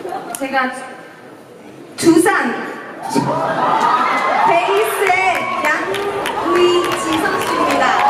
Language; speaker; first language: Korean; non-native, fluent; Chinese